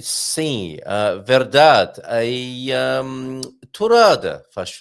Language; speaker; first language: Portuguese; non-native, learner; English